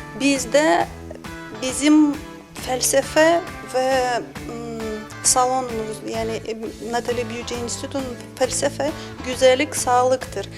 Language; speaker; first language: Turkish; non-native, learner; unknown